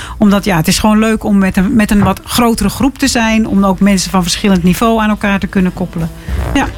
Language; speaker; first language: Dutch; native; Dutch